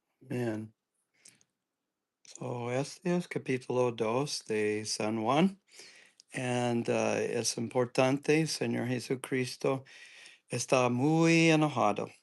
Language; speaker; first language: Spanish; non-native, learner; English